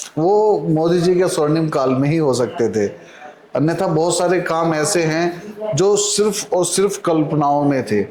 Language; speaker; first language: Hindi; native; Hindi